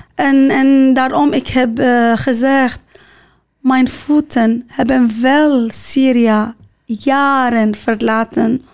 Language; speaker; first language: Dutch; non-native, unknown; Arabic